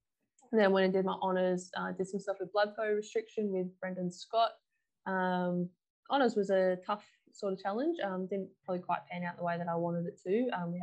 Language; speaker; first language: English; native; English